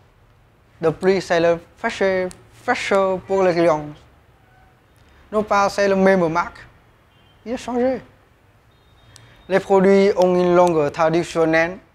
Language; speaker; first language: French; non-native, learner; Vietnamese